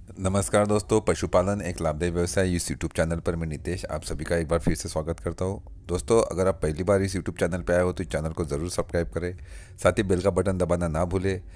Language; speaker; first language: Hindi; non-native, local second language; Marathi